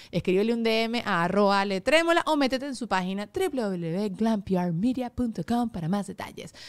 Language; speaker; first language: Spanish; native; Spanish